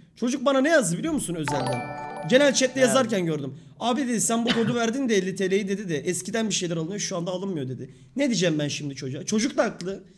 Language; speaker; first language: Turkish; native; Turkish